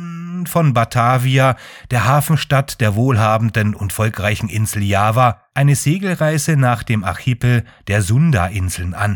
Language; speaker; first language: German; native; German